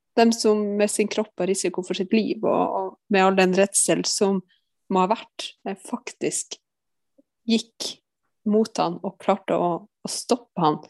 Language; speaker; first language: Norwegian; native; Norwegian